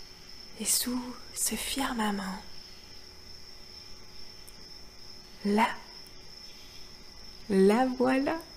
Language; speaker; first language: French; native; French